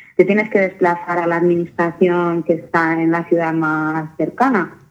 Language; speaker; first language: Spanish; native; Spanish